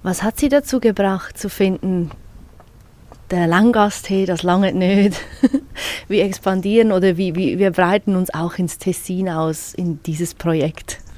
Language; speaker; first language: German; native; German